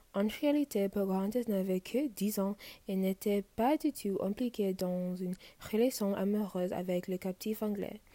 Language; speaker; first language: French; non-native, fluent; English